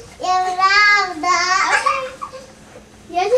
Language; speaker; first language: Russian; early bilingual, heritage; Russian